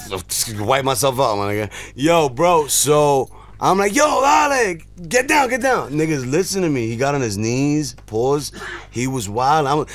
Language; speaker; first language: English; early bilingual, other home language; Spanish